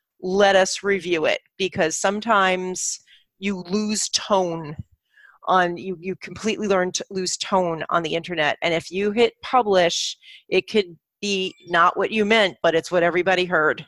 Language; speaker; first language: English; native; English